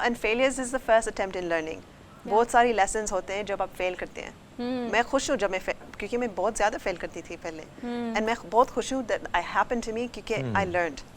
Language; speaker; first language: Hindi; early bilingual, heritage; English